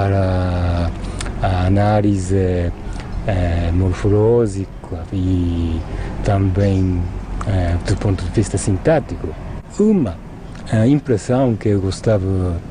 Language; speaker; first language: Portuguese; non-native, fluent; Japanese